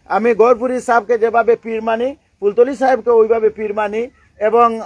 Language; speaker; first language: Bangla; non-native, local second language; Sylheti